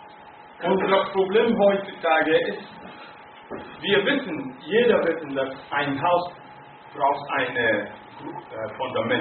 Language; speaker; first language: German; non-native, fluent; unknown